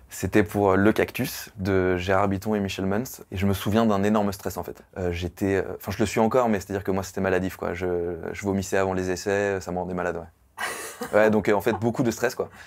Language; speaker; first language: French; native; French